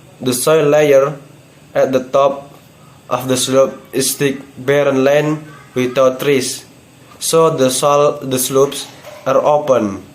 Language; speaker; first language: English; non-native, learner; Indonesian